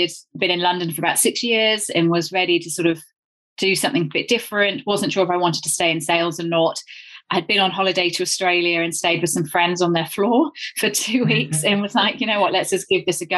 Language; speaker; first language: English; native; English